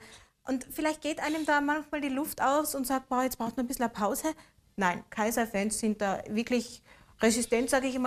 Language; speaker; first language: German; native; German